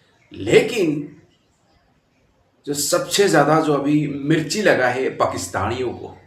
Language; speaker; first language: Hindi; non-native, local second language; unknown